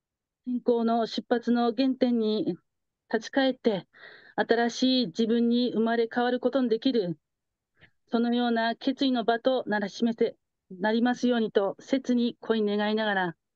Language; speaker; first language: Japanese; native; Japanese